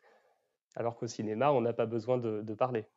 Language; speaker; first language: French; native; French